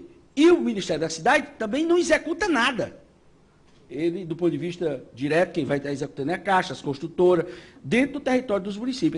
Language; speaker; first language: Portuguese; native; Portuguese